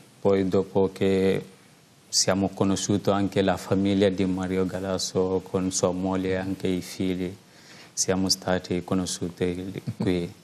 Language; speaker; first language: Italian; non-native, learner; Wolof